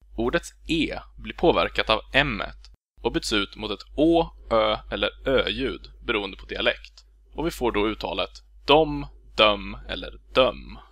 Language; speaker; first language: Swedish; native; Swedish